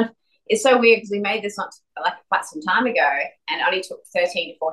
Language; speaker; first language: English; native; English